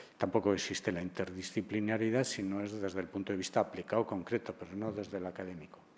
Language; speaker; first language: Spanish; native; Spanish